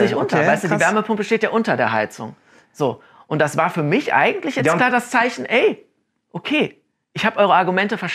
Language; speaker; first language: German; native; German